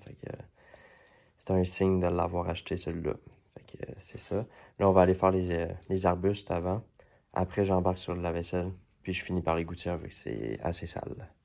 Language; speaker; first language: French; native; French